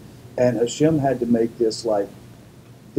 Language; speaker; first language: English; native; English